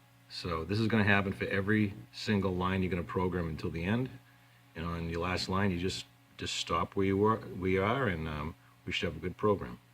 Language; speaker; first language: English; native; English